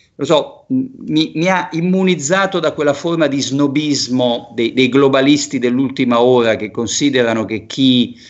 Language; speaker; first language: Italian; native; Italian